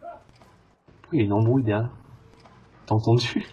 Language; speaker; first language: French; native; French